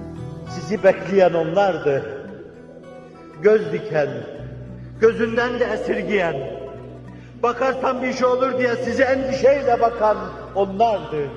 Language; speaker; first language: Turkish; native; Turkish